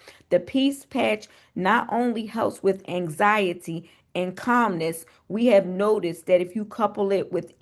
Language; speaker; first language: English; native; English